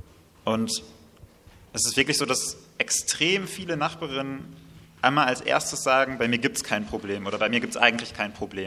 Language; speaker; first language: German; native; German